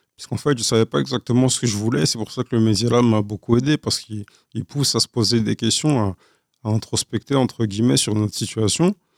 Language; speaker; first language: French; native; French